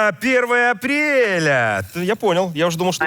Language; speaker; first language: Russian; native; Russian